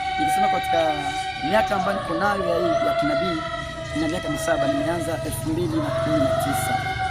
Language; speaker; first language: Swahili; non-native, local second language; Rundi